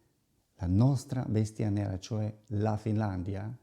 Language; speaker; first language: Italian; non-native, fluent; Slovak